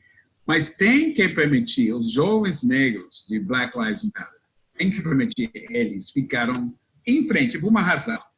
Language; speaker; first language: Portuguese; non-native, fluent; English